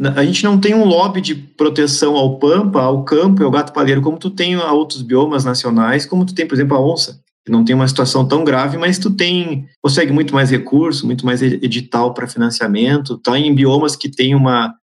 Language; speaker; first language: Portuguese; native; Portuguese